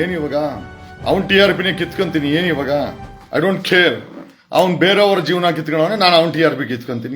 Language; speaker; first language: Kannada; native; Kannada